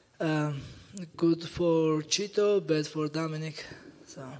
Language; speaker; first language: English; non-native, learner; Georgian